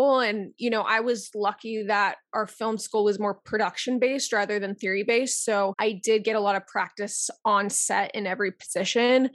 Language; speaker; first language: English; native; English